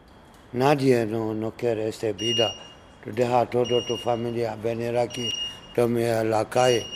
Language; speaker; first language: Spanish; non-native, learner; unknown